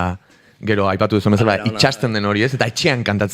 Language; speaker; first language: Basque; native; Basque